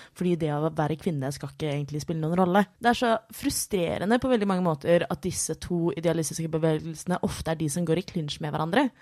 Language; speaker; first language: Norwegian; native; Norwegian